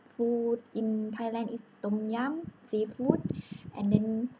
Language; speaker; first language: English; non-native, learner; Thai